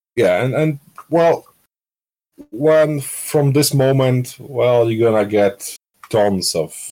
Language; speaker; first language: English; non-native, fluent; Polish